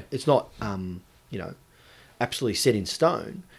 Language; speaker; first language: English; native; English